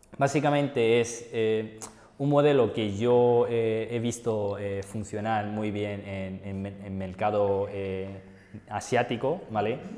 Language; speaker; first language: Spanish; non-native, fluent; Chinese